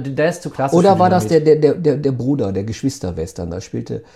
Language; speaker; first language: German; native; German